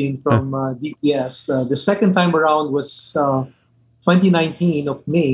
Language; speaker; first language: English; non-native, local second language; Min Nan Chinese